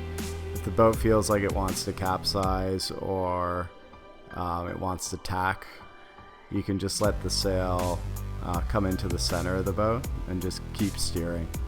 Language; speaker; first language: English; native; English